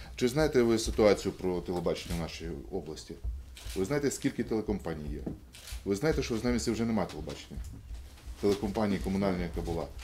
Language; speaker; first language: Ukrainian; non-native, local second language; Russian